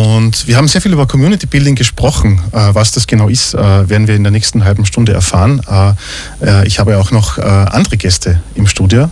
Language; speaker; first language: German; native; German